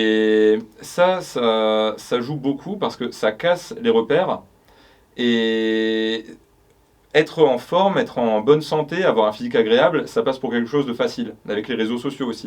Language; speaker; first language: French; native; French